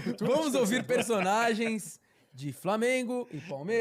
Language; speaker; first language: Portuguese; native; Portuguese